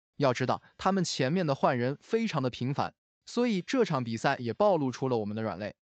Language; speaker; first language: Chinese; native; Chinese